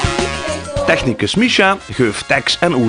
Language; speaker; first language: Dutch; native; Dutch